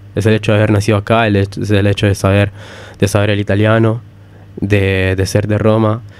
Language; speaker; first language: Spanish; early bilingual, heritage; Italian